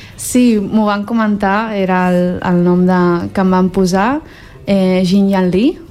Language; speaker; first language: Catalan; early bilingual, heritage; Catalan